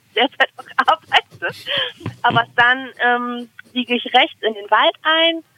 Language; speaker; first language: German; native; German